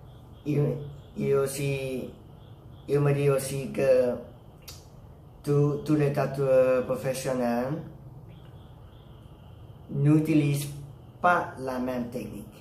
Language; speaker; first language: French; non-native, learner; Thai